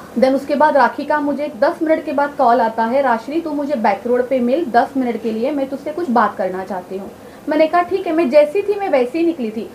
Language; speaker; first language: Hindi; non-native, local second language; Marathi